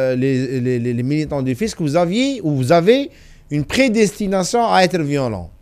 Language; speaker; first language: French; non-native, local second language; Arabic